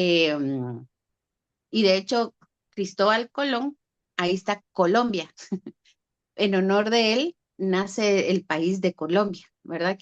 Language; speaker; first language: Spanish; native; Spanish